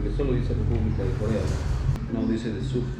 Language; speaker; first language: Spanish; native; Spanish